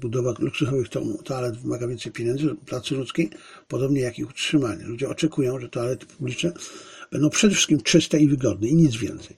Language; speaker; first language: Polish; native; Polish